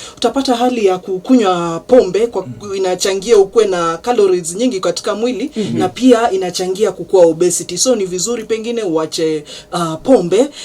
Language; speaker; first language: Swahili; non-native, local second language; Gusii